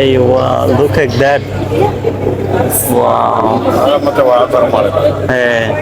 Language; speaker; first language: English; non-native, learner; Bangla